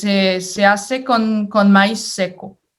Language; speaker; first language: Spanish; non-native, fluent; French